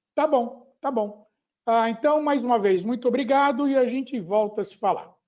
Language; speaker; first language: Portuguese; native; Portuguese